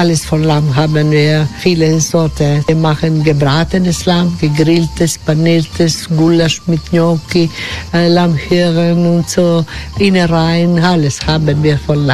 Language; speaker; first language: German; non-native, learner; Croatian